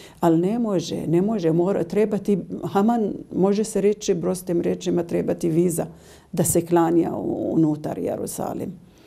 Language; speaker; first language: Serbian; non-native, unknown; Arabic